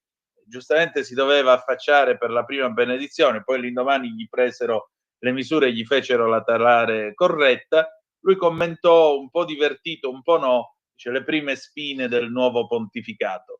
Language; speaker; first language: Italian; native; Italian